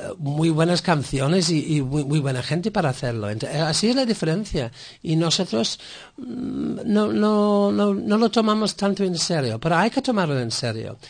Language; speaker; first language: Spanish; non-native, fluent; English